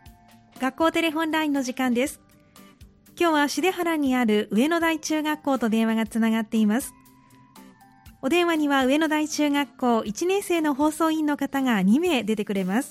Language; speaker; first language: Japanese; native; Japanese